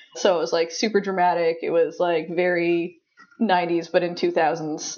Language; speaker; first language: English; native; English